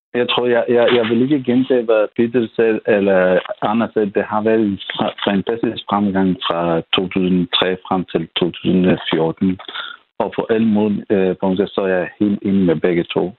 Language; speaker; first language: Danish; non-native, fluent; Persian